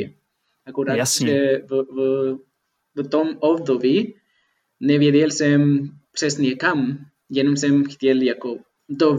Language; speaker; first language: Czech; non-native, fluent; Spanish